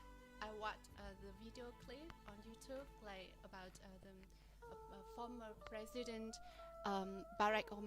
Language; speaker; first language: English; non-native, learner; Vietnamese